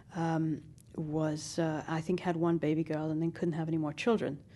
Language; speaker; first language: English; native; English